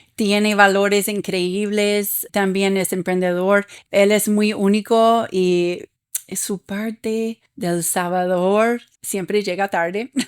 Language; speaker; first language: Spanish; non-native, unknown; English